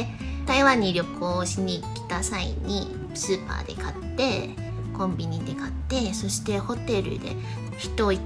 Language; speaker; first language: Japanese; non-native, fluent; Chinese